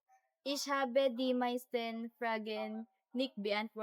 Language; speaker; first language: German; non-native, learner; Filipino